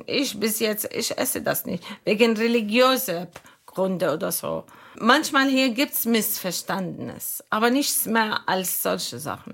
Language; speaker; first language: German; non-native, learner; Arabic